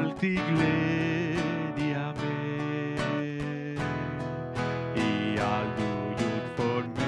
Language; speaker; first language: Swedish; non-native, fluent; Spanish